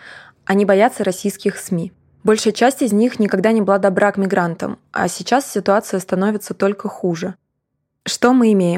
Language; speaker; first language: Russian; native; Russian